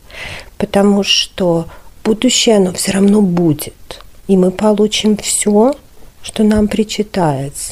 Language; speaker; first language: Russian; native; Russian